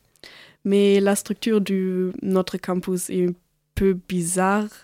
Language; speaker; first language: French; non-native, learner; German